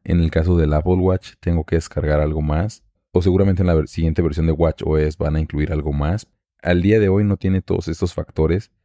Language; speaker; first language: Spanish; native; Spanish